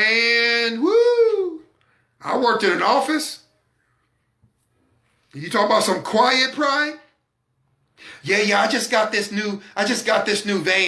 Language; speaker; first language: English; native; English